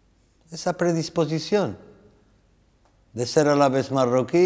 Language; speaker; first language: Spanish; non-native, fluent; Arabic